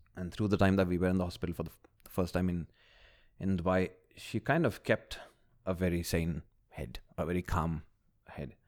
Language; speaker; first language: English; early bilingual, other home language; Malayalam